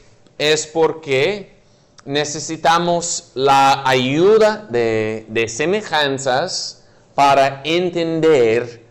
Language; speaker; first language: Spanish; non-native, fluent; English